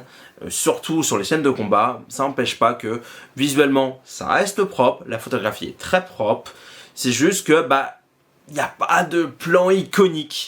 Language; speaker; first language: French; native; French